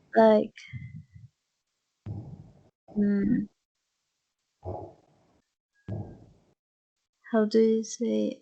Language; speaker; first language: English; non-native, fluent; Spanish